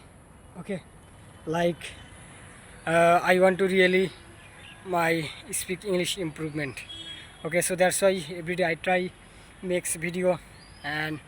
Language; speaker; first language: English; non-native, learner; Bangla